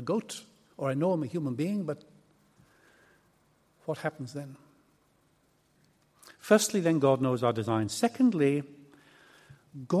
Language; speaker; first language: English; native; English